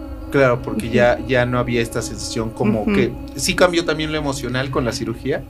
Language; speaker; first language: Spanish; native; Spanish